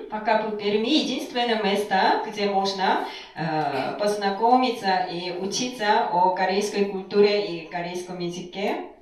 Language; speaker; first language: Russian; non-native, fluent; Korean